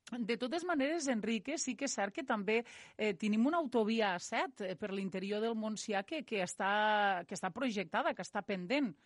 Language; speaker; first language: Catalan; native; Catalan